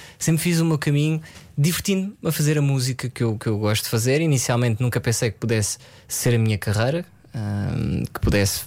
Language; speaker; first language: Portuguese; early bilingual, other home language; French